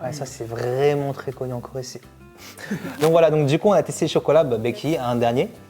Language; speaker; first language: French; native; French